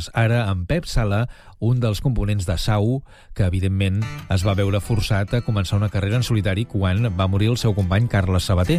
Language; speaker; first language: Catalan; native; Catalan